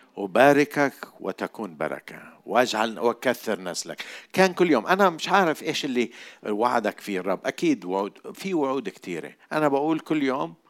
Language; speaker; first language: Arabic; native; Arabic